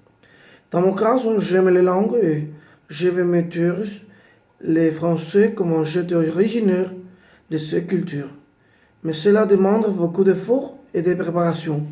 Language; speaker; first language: French; non-native, learner; Spanish